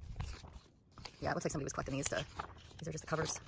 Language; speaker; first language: English; native; English